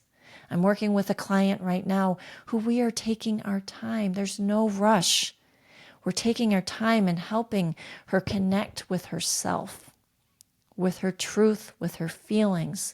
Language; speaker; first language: English; native; English